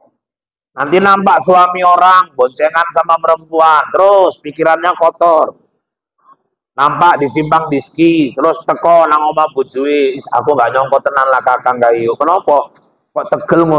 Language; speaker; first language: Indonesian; native; Indonesian